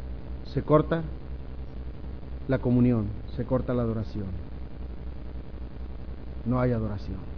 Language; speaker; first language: Spanish; native; Spanish